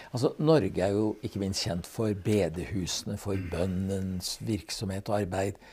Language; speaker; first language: Norwegian; native; Norwegian